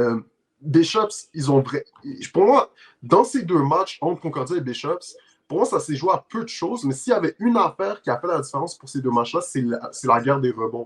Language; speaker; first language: French; native; French